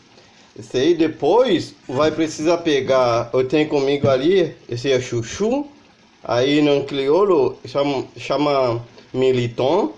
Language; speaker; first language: Portuguese; non-native, learner; Haitian Creole